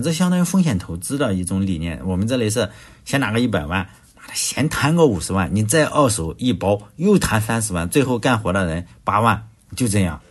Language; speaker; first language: Chinese; native; Chinese